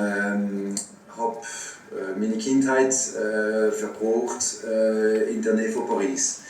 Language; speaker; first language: German; non-native, fluent; French